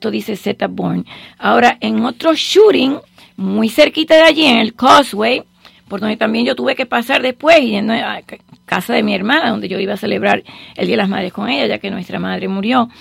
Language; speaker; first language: Spanish; native; Spanish